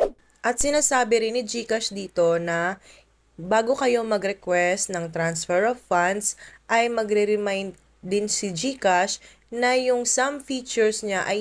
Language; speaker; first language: Filipino; native; Filipino